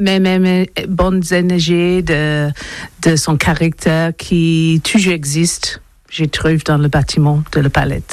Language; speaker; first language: French; non-native, learner; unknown